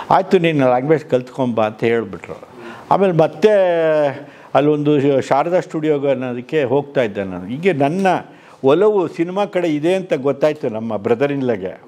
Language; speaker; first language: Kannada; native; Kannada